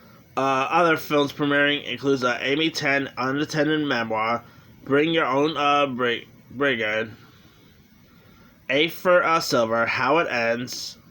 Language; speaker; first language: English; native; English